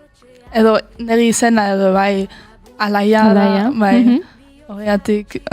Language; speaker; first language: Basque; early bilingual, heritage; Basque